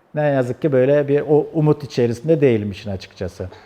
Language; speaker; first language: Turkish; native; Turkish